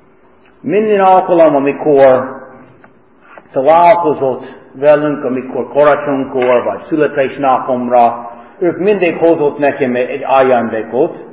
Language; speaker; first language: Hungarian; non-native, fluent; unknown